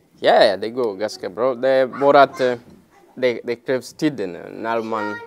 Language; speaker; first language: Swedish; non-native, learner; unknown